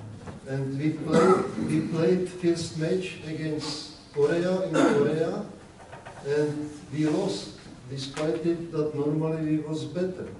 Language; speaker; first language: English; non-native, learner; Czech